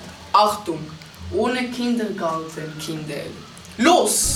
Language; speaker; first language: German; non-native, local second language; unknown